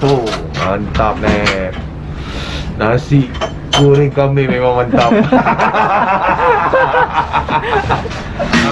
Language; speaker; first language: Malay; native; Malay